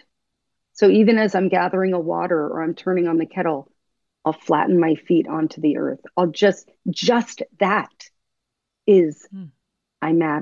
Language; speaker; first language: English; native; English